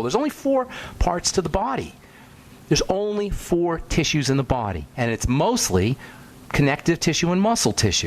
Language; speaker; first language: English; native; English